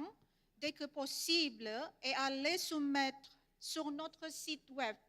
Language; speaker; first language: French; non-native, fluent; Indonesian